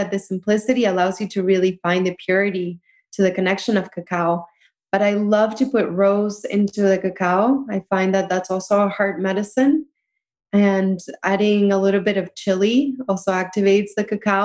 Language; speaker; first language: English; early bilingual, other home language; Spanish